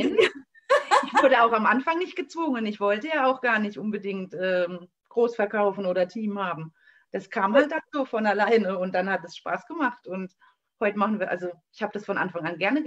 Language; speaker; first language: German; native; German